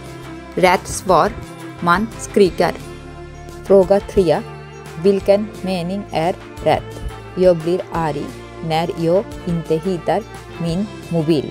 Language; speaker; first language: Swedish; non-native, fluent; Bangla